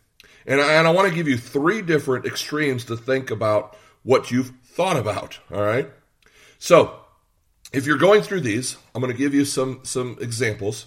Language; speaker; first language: English; native; English